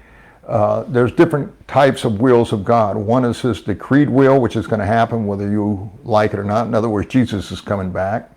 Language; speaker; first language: English; native; English